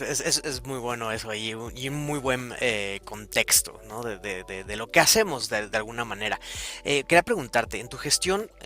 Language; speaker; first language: Spanish; native; Spanish